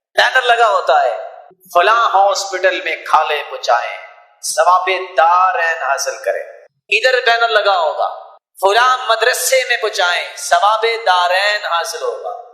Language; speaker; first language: Urdu; non-native, local second language; Punjabi